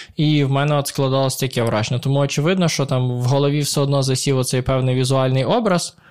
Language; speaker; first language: Ukrainian; native; Ukrainian